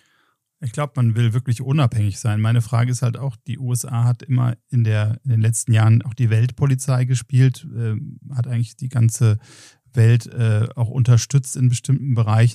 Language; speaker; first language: German; native; German